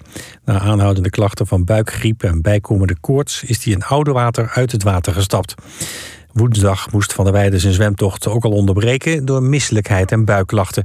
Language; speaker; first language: Dutch; native; Dutch